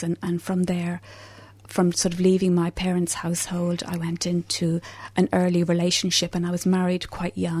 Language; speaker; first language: English; native; English